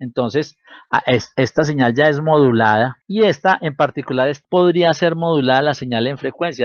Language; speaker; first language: Spanish; native; Spanish